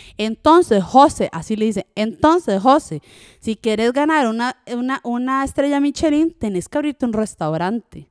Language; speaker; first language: Spanish; early bilingual, other home language; French